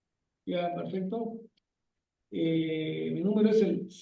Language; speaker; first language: Spanish; native; Spanish